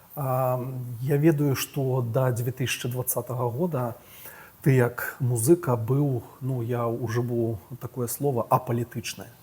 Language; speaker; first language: Belarusian; non-native, local second language; Russian